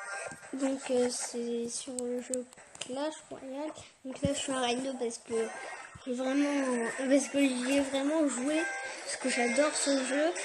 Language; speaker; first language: French; native; French